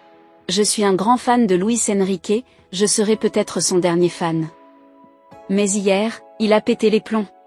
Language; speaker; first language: French; native; French